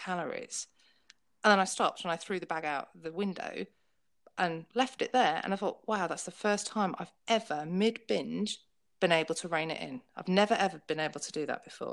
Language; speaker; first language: English; native; English